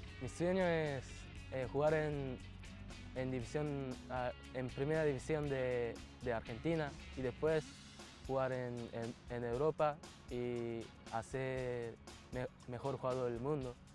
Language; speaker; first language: Spanish; non-native, fluent; Japanese